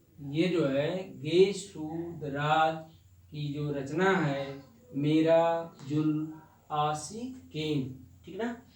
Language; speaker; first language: Hindi; native; Hindi